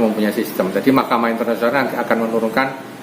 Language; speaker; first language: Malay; non-native, local second language; Javanese